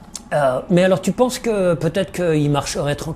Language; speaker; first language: French; native; French